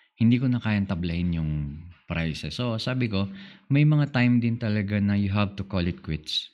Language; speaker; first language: Filipino; non-native, local second language; Iloko